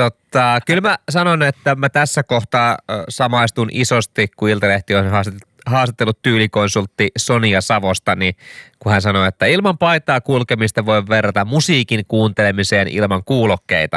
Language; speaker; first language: Finnish; native; Finnish